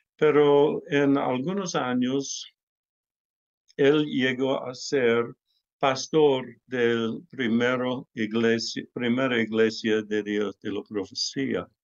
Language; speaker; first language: Spanish; non-native, learner; English